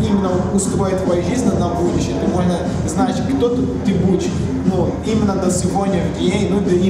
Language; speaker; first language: Russian; non-native, learner; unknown